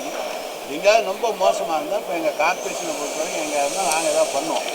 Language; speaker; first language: Tamil; native; Tamil